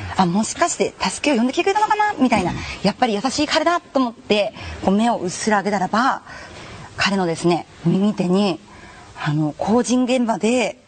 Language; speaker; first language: Japanese; native; Japanese